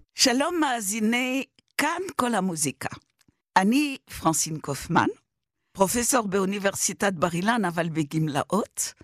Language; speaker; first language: Hebrew; non-native, fluent; French